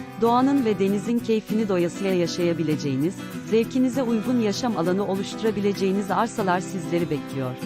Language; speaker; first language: Turkish; native; Turkish